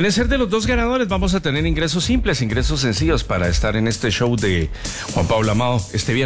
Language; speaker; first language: Spanish; native; Spanish